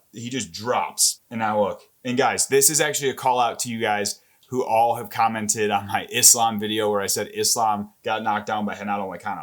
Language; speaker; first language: English; native; English